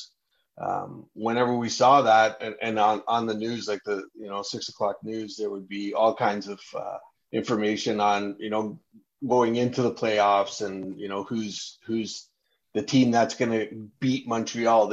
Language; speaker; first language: English; native; English